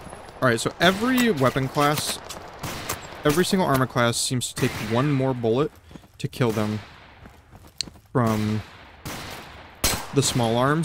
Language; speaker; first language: English; native; English